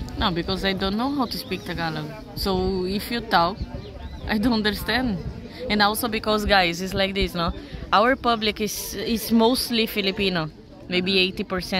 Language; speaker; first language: English; non-native, learner; Portuguese